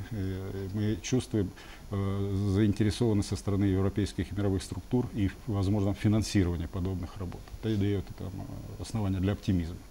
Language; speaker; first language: Russian; native; Russian